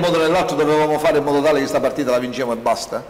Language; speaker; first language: Italian; native; Italian